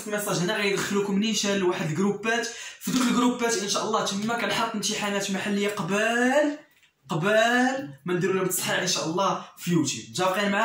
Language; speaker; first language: Arabic; native; Arabic